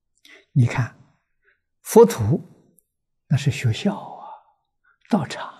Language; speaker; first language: Chinese; native; Chinese